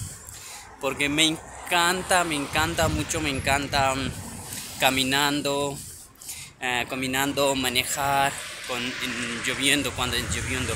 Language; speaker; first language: Spanish; non-native, learner; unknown